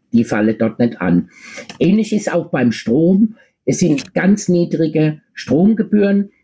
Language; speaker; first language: German; native; German